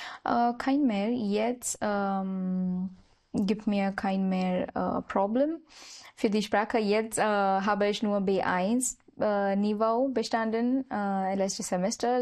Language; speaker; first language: German; non-native, learner; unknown